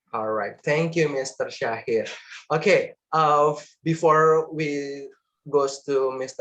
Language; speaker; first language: English; non-native, learner; Indonesian